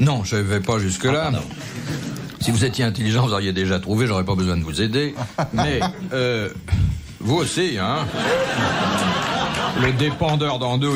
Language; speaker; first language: French; native; French